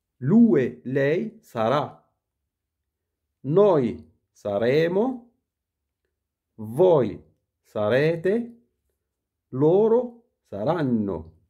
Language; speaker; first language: Italian; non-native, learner; Arabic